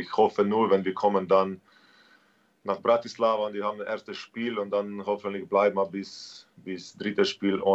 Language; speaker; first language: German; non-native, learner; Slovenian